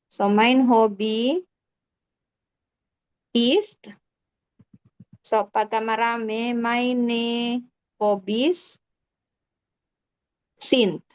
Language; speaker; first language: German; non-native, fluent; Filipino